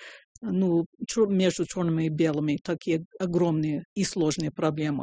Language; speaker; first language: Russian; non-native, fluent; English